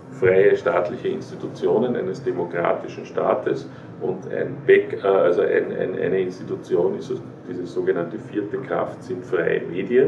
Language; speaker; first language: German; native; German